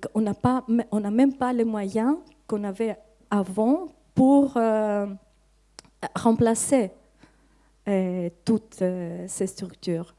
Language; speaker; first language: French; non-native, fluent; Greek